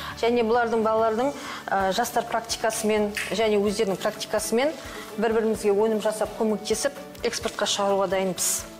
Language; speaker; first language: Kazakh; native; Kazakh